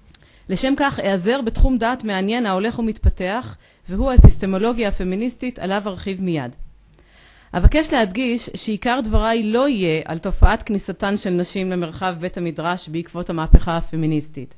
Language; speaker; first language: Hebrew; native; Hebrew